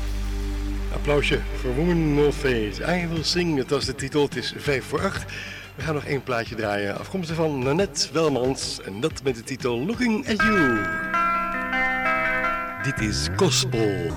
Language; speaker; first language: Dutch; native; Dutch